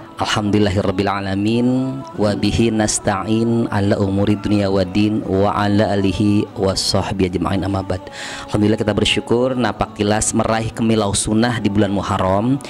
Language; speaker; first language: Indonesian; native; Indonesian